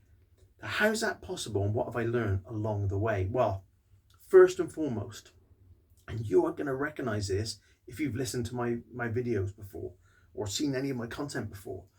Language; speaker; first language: English; native; English